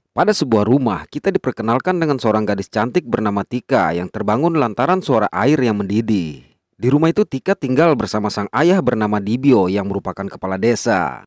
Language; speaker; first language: Indonesian; native; Indonesian